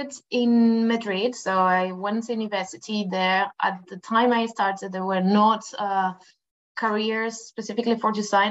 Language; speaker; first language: English; non-native, fluent; Spanish